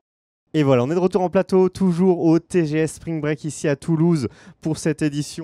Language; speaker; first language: French; native; French